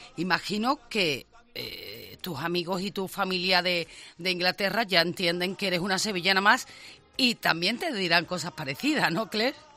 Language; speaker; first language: Spanish; native; Spanish